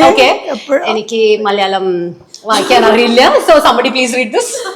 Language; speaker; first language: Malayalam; non-native, local second language; Telugu